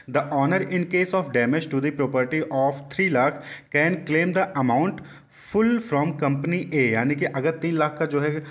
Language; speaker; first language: Hindi; native; Hindi